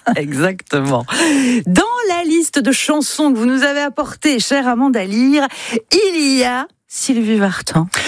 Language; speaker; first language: French; native; French